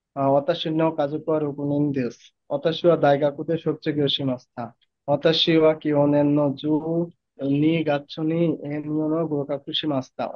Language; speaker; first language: Japanese; non-native, learner; Bangla